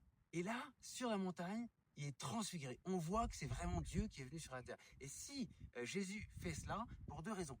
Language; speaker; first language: French; native; French